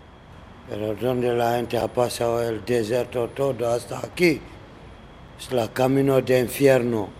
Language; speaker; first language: Spanish; non-native, learner; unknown